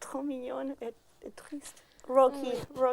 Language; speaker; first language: French; non-native, learner; Spanish